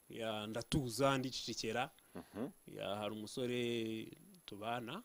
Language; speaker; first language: Kinyarwanda; native; Kinyarwanda